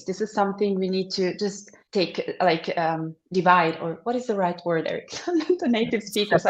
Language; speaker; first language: English; non-native, fluent; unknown